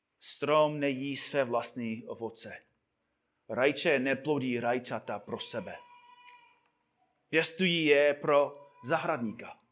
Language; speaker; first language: Czech; non-native, fluent; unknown